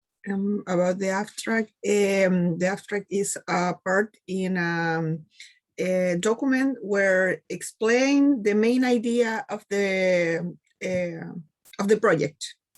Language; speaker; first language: English; non-native, learner; Spanish